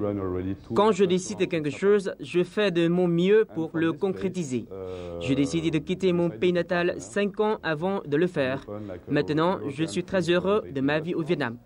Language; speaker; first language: French; non-native, fluent; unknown